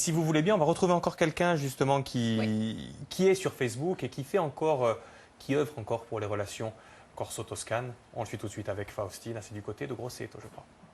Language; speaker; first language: French; native; French